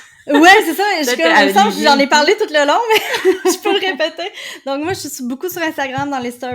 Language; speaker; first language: French; native; French